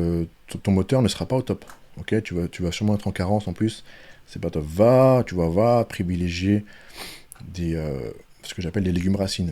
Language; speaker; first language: French; native; French